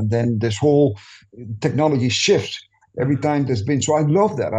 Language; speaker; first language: English; non-native, fluent; Spanish